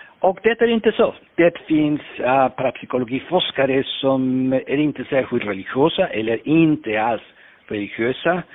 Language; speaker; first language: Swedish; non-native, fluent; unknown